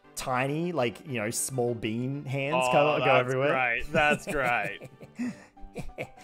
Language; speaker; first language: English; native; English